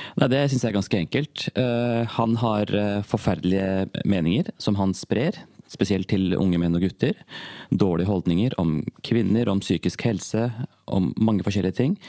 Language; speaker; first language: Norwegian; early bilingual, other home language; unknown